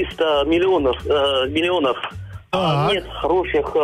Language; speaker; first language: Russian; non-native, fluent; Chinese